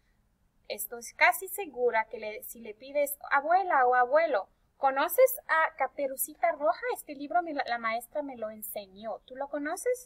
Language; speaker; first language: Spanish; early bilingual, heritage; Spanish